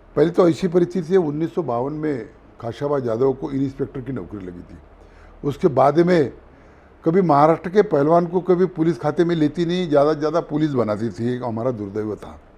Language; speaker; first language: Hindi; non-native, local second language; Marathi